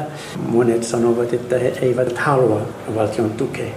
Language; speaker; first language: Finnish; non-native, fluent; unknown